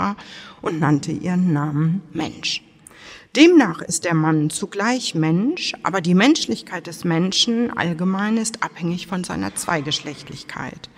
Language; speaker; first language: German; native; German